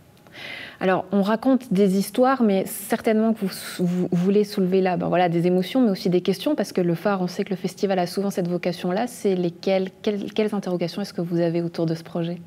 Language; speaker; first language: French; native; French